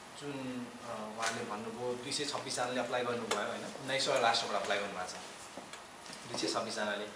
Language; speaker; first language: Nepali; native; Nepali